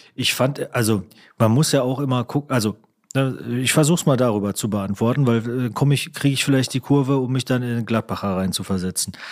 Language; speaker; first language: German; native; German